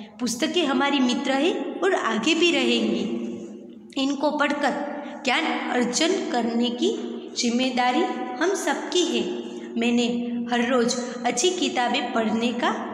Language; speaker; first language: Hindi; non-native, local second language; Gujarati